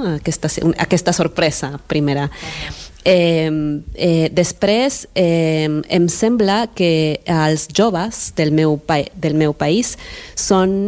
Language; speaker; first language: Catalan; non-native, fluent; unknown